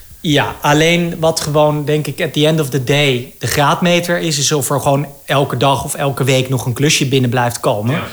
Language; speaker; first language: Dutch; native; Dutch